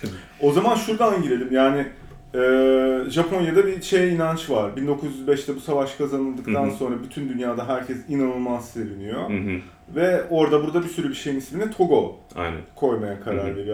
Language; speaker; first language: Turkish; native; Turkish